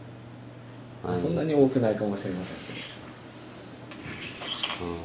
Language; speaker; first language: Japanese; native; Japanese